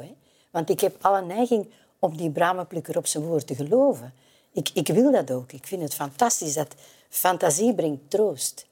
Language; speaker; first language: Dutch; native; Dutch